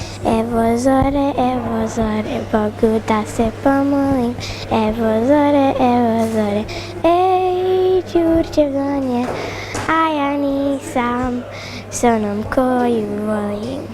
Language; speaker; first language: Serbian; early bilingual, heritage; Serbian